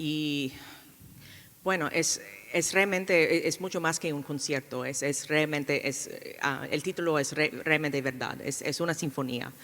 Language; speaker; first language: Spanish; non-native, fluent; English